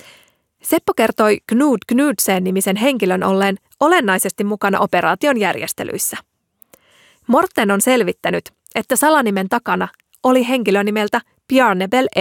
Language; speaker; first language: Finnish; native; Finnish